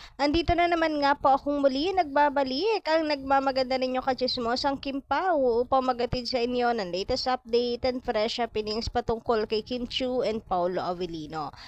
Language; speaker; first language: Filipino; non-native, local second language; Bikol